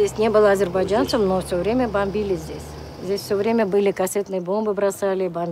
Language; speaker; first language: Russian; non-native, local second language; Armenian